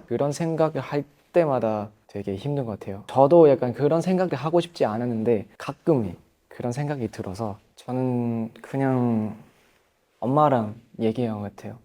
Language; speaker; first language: Korean; non-native, fluent; Thai